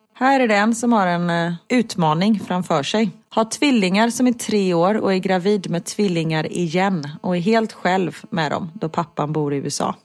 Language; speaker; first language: Swedish; native; Swedish